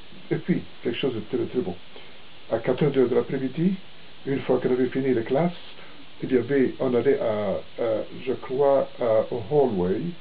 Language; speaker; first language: French; non-native, local second language; Arabic